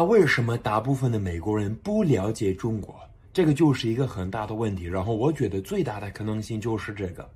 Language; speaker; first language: Chinese; non-native, fluent; English